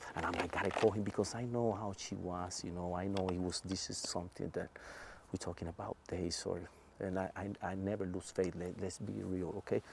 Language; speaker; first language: English; non-native, fluent; Spanish